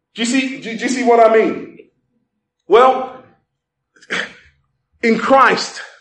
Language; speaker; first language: English; non-native, local second language; Igbo